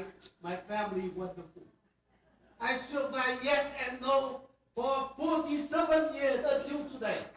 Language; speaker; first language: English; non-native, learner; Vietnamese